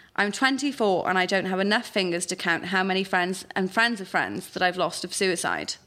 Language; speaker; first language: English; native; English